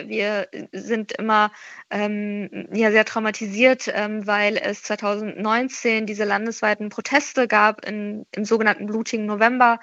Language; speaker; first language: German; early bilingual, other home language; Persian